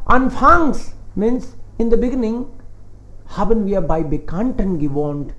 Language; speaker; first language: German; non-native, fluent; Hindi